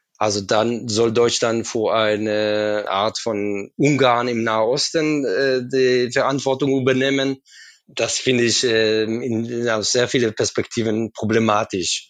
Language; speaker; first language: German; non-native, fluent; Hebrew